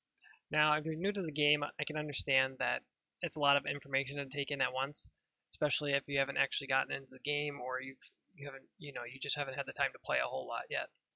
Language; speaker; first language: English; native; English